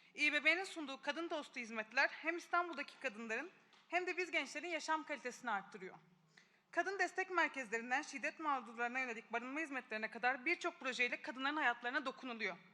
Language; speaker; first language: Turkish; native; Turkish